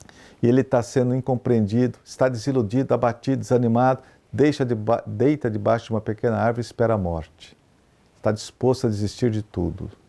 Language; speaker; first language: Portuguese; native; Portuguese